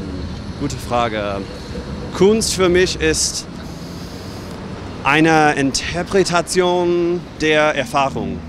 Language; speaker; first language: German; non-native, learner; English